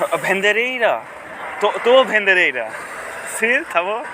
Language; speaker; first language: Portuguese; non-native, learner; Bangla